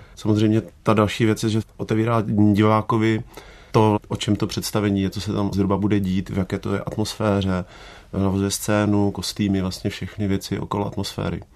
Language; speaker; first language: Czech; native; Czech